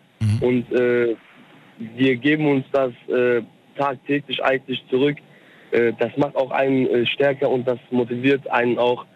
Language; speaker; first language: German; early bilingual, other home language; Turkish